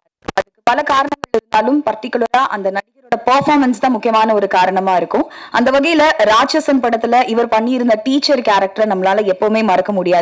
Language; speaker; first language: Tamil; native; Tamil